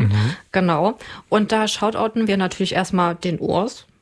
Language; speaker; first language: German; native; German